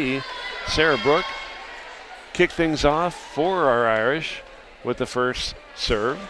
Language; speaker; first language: English; native; English